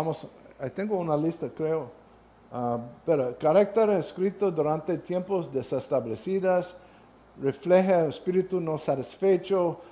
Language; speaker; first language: Spanish; non-native, learner; English